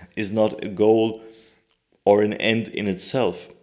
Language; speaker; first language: English; non-native, fluent; Turkish